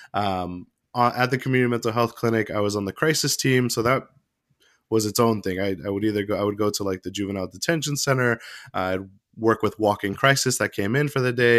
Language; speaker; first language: English; native; English